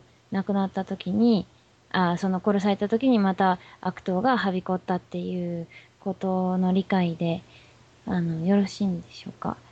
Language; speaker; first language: Japanese; native; Japanese